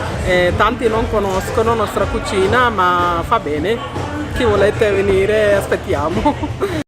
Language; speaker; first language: Italian; non-native, learner; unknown